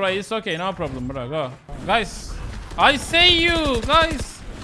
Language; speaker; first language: English; non-native, learner; Turkish